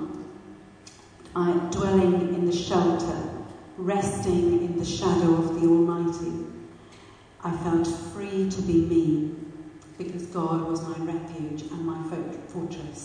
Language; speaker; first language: English; non-native, local second language; Urdu